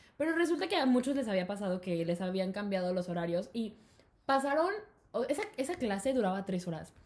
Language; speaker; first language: Spanish; native; Spanish